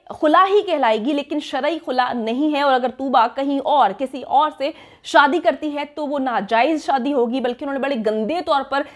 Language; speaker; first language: Urdu; native; Urdu